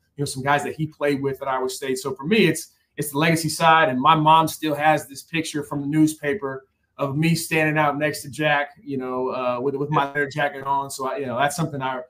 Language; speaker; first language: English; native; English